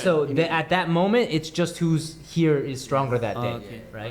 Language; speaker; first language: English; native; English